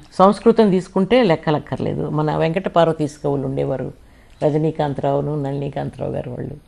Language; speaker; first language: Telugu; non-native, local second language; Kannada